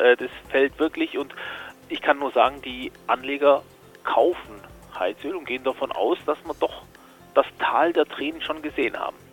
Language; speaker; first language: German; native; German